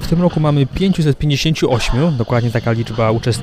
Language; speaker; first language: Polish; native; Polish